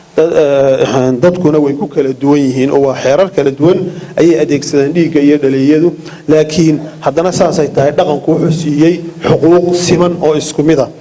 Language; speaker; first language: Somali; native; Somali